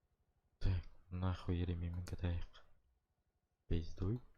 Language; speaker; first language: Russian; non-native, local second language; Yakut